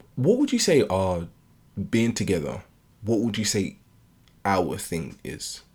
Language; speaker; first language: English; native; English